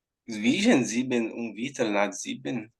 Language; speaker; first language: German; non-native, learner; Portuguese